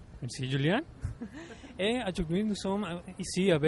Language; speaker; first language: French; non-native, learner; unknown